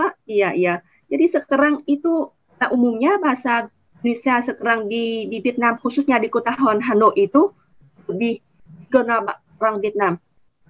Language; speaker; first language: Indonesian; non-native, fluent; Vietnamese